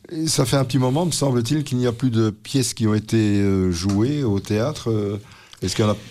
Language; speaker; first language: French; native; French